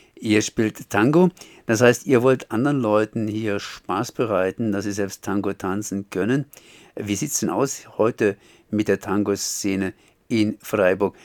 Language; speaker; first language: German; native; German